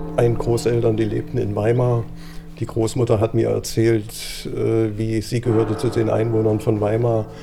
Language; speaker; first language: German; native; German